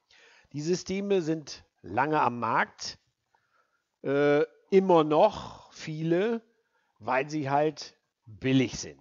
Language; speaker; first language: German; native; German